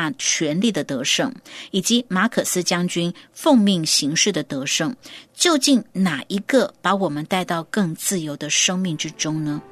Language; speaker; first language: Chinese; native; Chinese